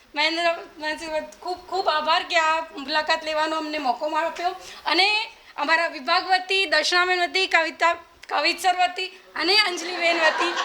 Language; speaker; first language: Gujarati; native; Gujarati